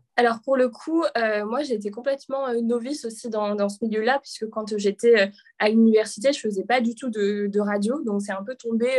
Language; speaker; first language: French; native; French